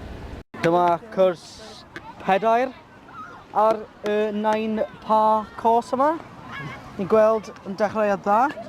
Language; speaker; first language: Welsh; non-native, local second language; English